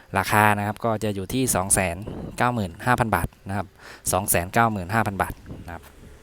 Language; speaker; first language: Thai; native; Thai